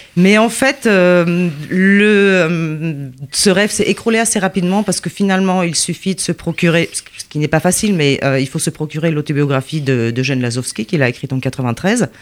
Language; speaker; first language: French; non-native, fluent; Polish